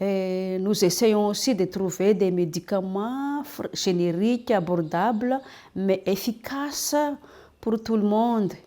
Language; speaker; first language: French; non-native, local second language; Malagasy